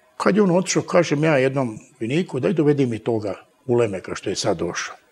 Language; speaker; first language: Serbian; native; Serbian